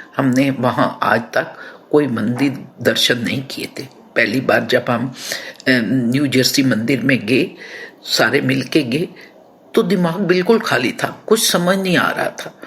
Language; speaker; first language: Hindi; non-native, local second language; Punjabi